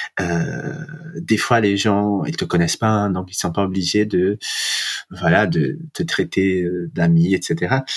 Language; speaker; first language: French; non-native, fluent; Portuguese